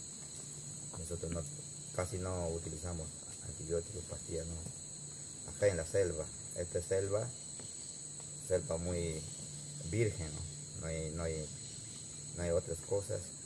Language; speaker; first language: Spanish; non-native, local second language; Shipibo-Conibo